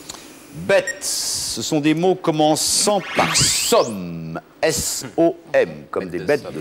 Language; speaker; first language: French; native; French